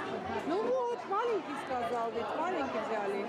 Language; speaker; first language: Russian; native; Russian